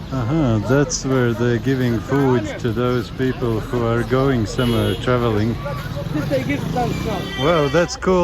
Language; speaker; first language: English; non-native, fluent; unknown